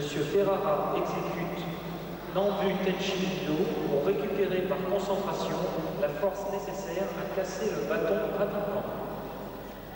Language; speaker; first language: French; native; French